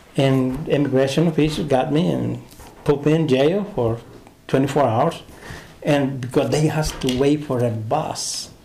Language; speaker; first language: English; non-native, learner; Spanish